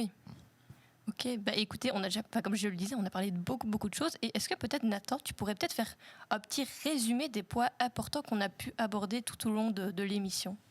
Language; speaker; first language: French; native; French